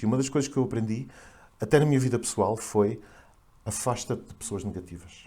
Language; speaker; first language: Portuguese; native; Portuguese